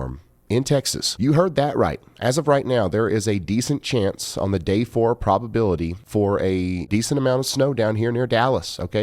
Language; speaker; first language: English; native; English